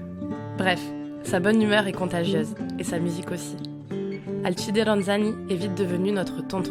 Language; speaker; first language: French; native; French